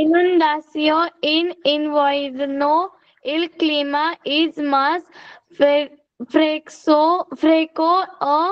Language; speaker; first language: Spanish; non-native, learner; Marathi